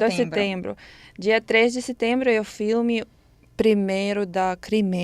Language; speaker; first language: Portuguese; non-native, learner; Ukrainian